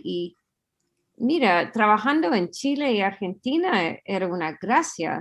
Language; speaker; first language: Spanish; non-native, fluent; English